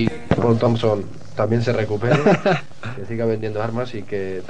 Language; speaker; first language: Spanish; native; Spanish